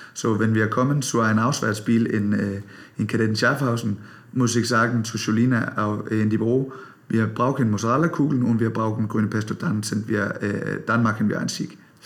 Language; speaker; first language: German; non-native, learner; Danish